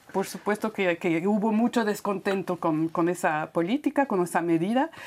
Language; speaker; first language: Spanish; non-native, fluent; French